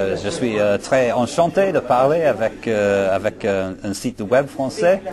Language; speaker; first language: French; non-native, learner; English